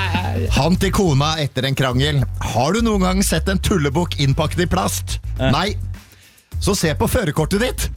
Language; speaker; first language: Norwegian; native; Norwegian